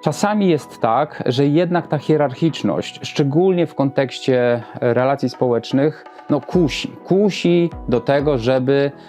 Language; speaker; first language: Polish; native; Polish